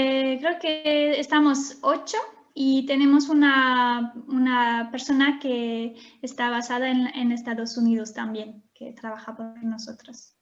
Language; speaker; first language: Spanish; non-native, fluent; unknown